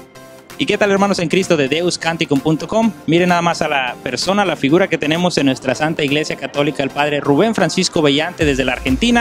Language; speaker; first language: Spanish; native; Spanish